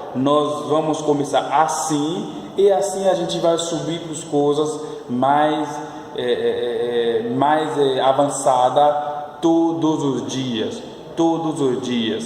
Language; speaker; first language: Portuguese; non-native, fluent; French